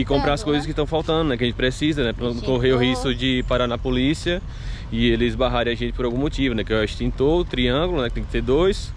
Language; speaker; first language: Portuguese; native; Portuguese